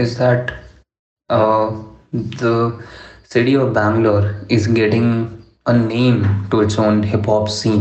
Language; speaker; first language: English; non-native, local second language; Urdu